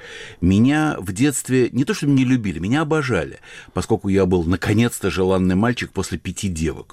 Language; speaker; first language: Russian; native; Russian